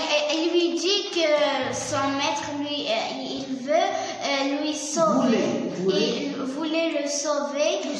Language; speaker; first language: French; non-native, learner; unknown